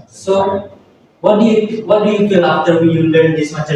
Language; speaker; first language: English; non-native, learner; Indonesian